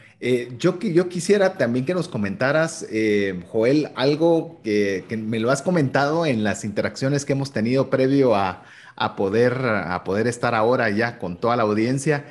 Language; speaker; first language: Spanish; native; Spanish